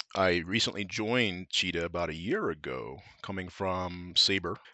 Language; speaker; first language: English; native; English